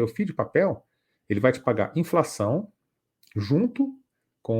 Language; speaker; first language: Portuguese; native; Portuguese